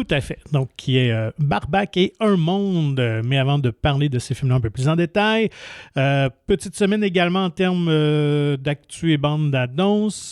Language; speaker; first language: French; native; French